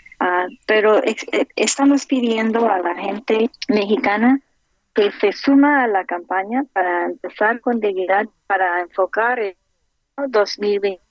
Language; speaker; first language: Spanish; non-native, fluent; English